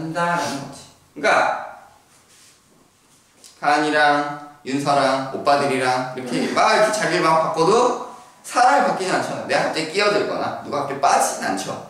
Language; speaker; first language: Korean; native; Korean